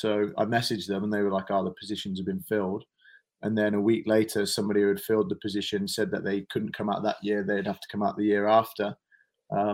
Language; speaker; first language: English; native; English